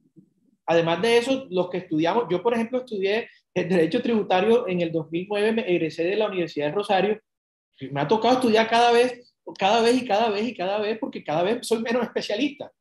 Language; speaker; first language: Spanish; native; Spanish